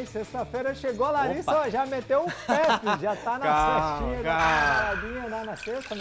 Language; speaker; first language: Portuguese; native; Portuguese